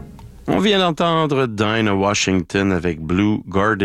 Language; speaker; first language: French; native; French